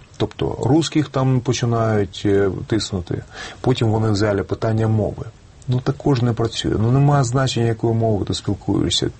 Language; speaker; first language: Ukrainian; non-native, local second language; Russian